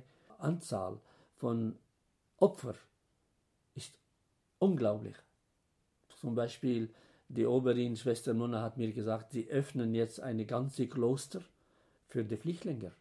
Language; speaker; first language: German; non-native, fluent; Arabic